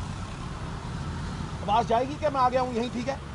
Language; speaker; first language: Hindi; non-native, local second language; Punjabi